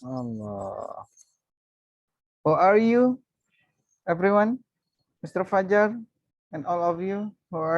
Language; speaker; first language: English; non-native, fluent; Indonesian